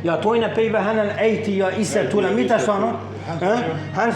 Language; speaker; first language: Finnish; non-native, learner; Turkish